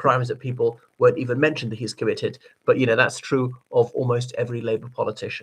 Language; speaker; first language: English; native; English